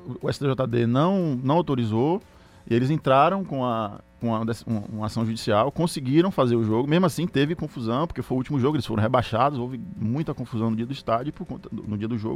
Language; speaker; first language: Portuguese; native; Portuguese